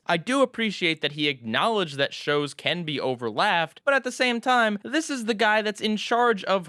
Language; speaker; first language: English; native; English